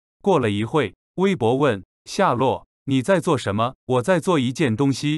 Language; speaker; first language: Chinese; native; Chinese